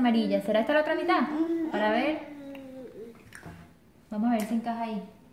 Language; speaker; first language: Spanish; native; Spanish